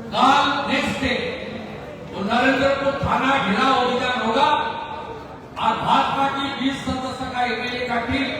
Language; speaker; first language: Hindi; non-native, local second language; Bangla